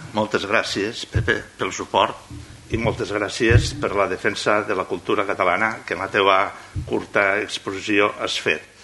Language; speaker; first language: Catalan; native; Catalan